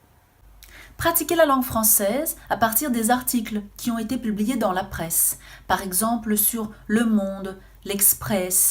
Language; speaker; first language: French; non-native, fluent; Portuguese